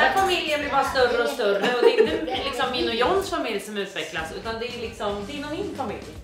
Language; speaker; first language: Swedish; native; Swedish